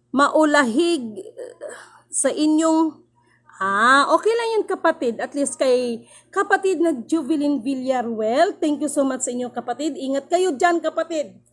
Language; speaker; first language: Filipino; non-native, local second language; Cebuano